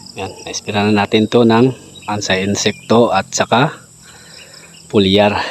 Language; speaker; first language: Filipino; non-native, local second language; Cebuano